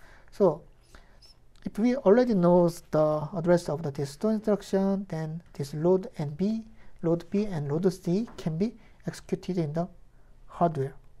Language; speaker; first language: English; non-native, fluent; Korean